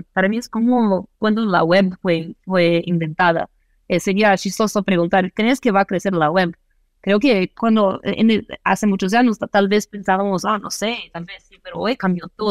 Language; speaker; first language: Spanish; non-native, fluent; Portuguese